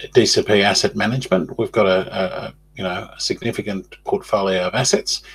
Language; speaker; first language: English; native; English